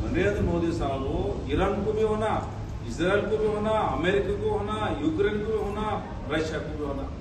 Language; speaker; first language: Hindi; non-native, local second language; Kannada